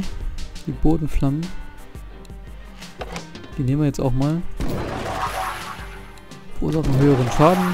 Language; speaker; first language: German; native; German